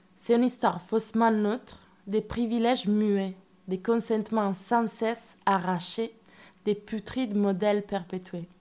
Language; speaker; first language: French; non-native, fluent; Italian